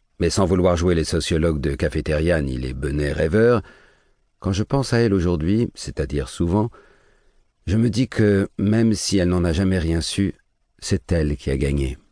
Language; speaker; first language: French; native; French